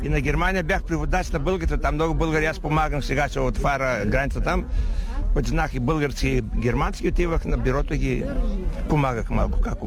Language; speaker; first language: Bulgarian; non-native, learner; Macedonian